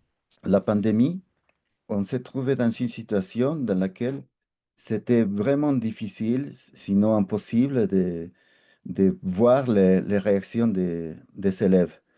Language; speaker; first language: French; non-native, fluent; Spanish